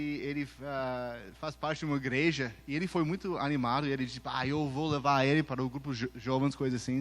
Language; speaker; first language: Portuguese; early bilingual, heritage; Portuguese